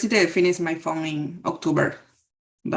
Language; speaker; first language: English; non-native, learner; Spanish